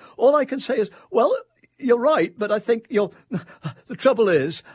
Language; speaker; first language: English; native; English